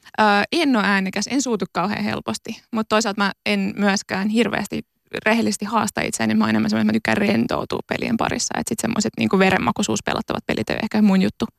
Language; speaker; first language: Finnish; native; Finnish